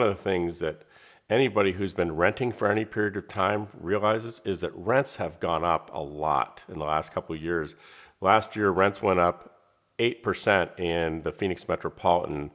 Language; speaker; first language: English; native; English